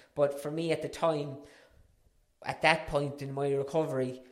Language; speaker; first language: English; native; English